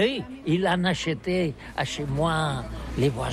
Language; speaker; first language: French; non-native, learner; Catalan